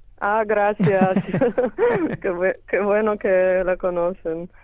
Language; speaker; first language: Spanish; non-native, fluent; Slovenian